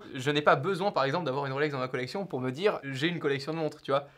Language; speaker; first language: French; native; French